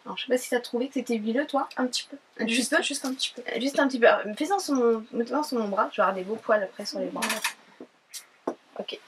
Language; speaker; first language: French; native; French